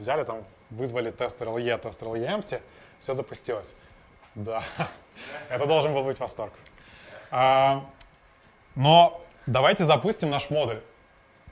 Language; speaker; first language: Russian; native; Russian